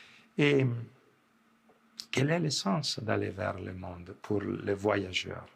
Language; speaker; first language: French; non-native, fluent; Italian